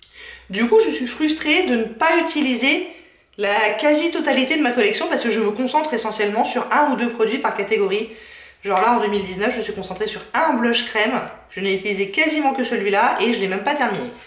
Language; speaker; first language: French; native; French